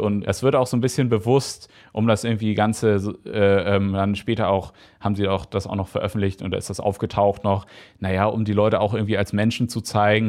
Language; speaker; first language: German; native; German